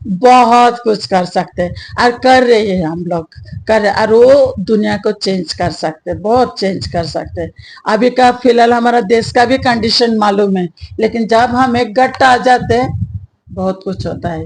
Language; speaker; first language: Hindi; non-native, local second language; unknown